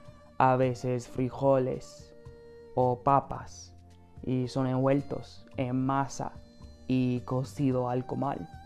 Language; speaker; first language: Spanish; non-native, fluent; English